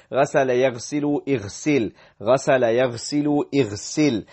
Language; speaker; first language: Arabic; non-native, fluent; English